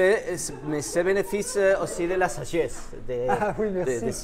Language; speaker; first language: French; non-native, fluent; Spanish